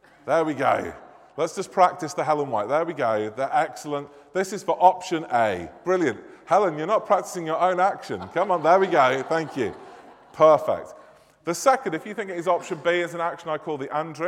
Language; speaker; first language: English; native; English